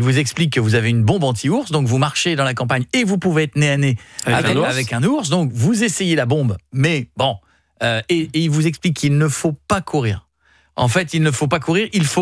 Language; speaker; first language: French; native; French